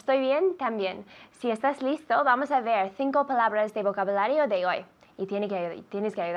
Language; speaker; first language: Spanish; non-native, fluent; English